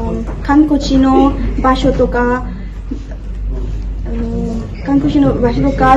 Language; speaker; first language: Japanese; non-native, learner; Garo